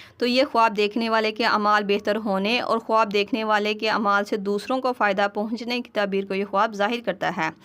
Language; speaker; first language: Urdu; native; Urdu